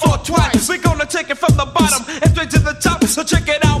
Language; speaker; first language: English; native; English